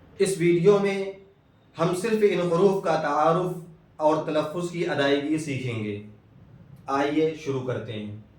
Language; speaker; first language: Urdu; native; Urdu